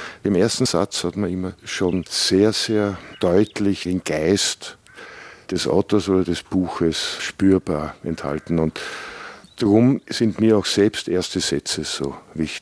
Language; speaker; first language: German; native; German